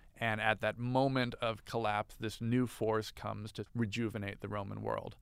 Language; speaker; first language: English; native; English